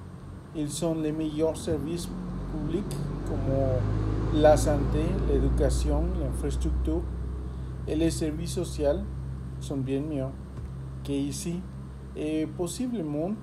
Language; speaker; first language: French; non-native, learner; Spanish